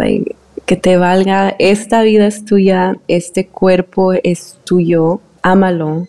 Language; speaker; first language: Spanish; early bilingual, heritage; Spanish